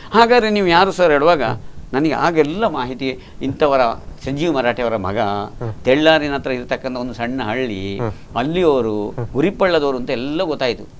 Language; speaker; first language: Kannada; non-native, local second language; Marathi